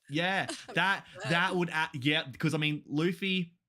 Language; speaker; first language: English; native; English